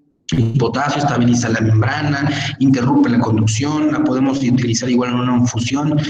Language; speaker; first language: Spanish; native; Spanish